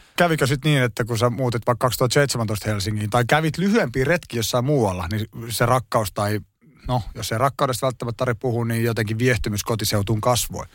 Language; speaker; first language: Finnish; native; Finnish